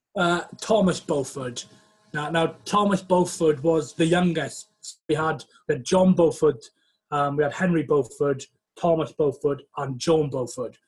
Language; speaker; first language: English; native; English